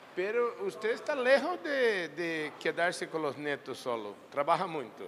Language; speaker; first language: Spanish; non-native, learner; Portuguese